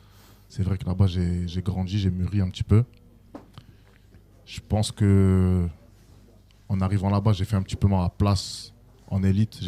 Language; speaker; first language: French; native; French